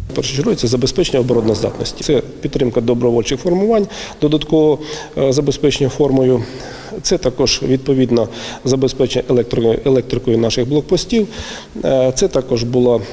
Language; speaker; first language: Ukrainian; native; Ukrainian